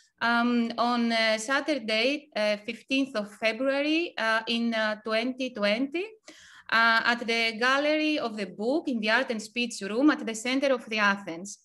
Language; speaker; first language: English; non-native, fluent; Ukrainian